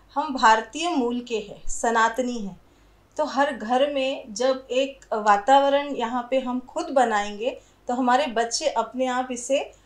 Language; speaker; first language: Hindi; native; Hindi